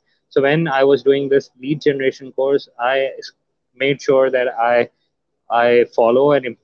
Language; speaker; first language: English; non-native, local second language; Urdu